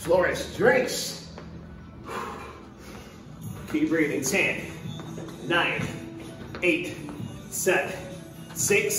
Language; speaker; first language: English; native; English